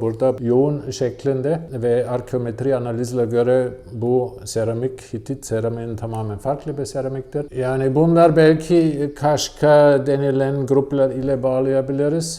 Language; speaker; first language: Turkish; non-native, fluent; German